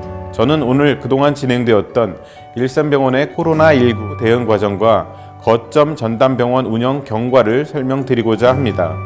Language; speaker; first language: Korean; native; Korean